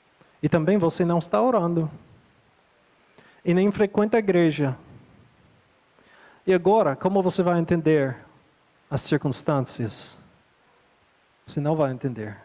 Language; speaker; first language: Portuguese; non-native, fluent; English